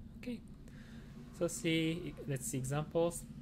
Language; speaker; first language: English; non-native, fluent; Japanese